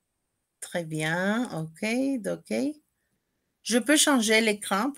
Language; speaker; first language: French; non-native, fluent; Spanish